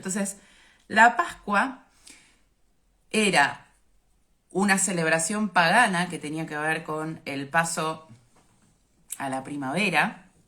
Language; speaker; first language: Spanish; native; Spanish